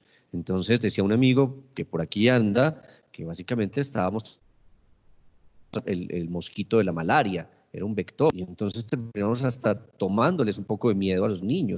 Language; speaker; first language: Spanish; native; Spanish